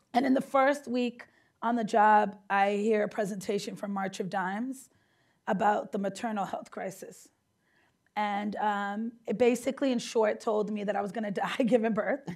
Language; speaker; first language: English; native; English